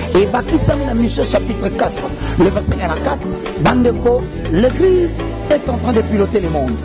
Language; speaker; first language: French; non-native, local second language; Lingala